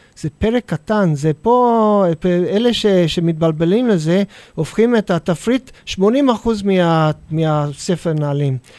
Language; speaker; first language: Hebrew; non-native, fluent; English